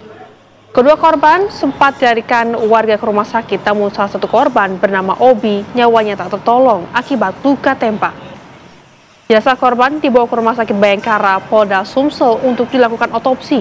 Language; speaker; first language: Indonesian; native; Indonesian